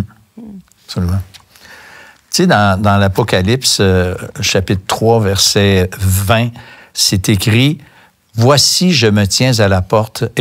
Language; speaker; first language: French; native; French